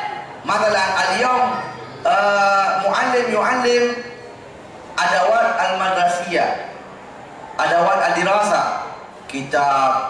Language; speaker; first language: Arabic; non-native, fluent; Indonesian